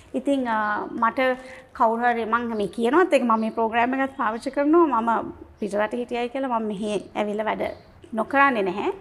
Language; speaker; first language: Sinhala; native; Sinhala